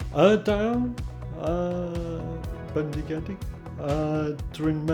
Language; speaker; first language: Welsh; non-native, learner; English